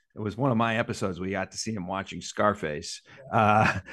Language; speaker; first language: English; native; English